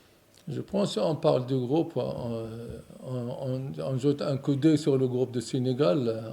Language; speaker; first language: French; non-native, local second language; Arabic